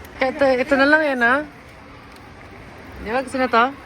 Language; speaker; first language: Filipino; native; Filipino